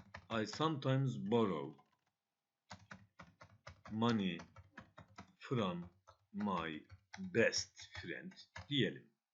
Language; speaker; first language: English; non-native, fluent; Turkish